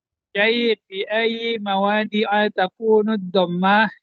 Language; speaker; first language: Arabic; non-native, learner; Indonesian